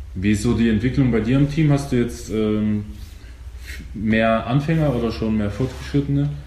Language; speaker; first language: German; native; German